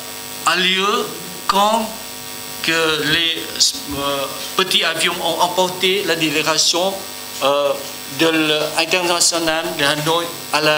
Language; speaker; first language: French; non-native, learner; Vietnamese